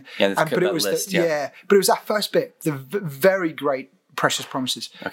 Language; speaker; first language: English; native; English